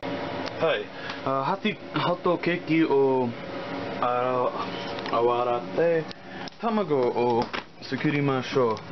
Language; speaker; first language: Japanese; non-native, learner; English